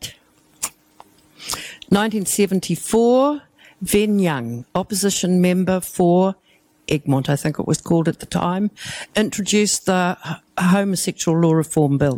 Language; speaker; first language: English; native; English